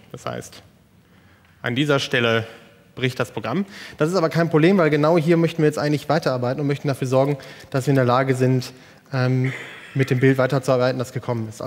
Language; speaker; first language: German; native; German